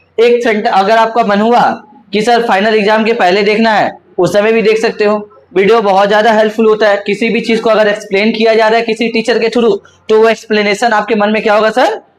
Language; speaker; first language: Hindi; native; Hindi